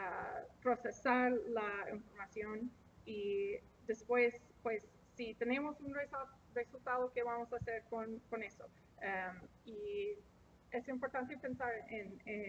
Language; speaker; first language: Spanish; non-native, fluent; English